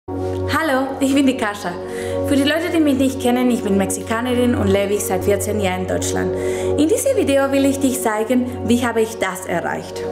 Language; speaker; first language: German; non-native, fluent; Spanish